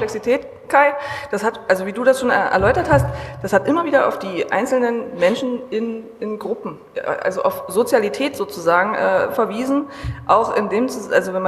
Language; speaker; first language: German; native; German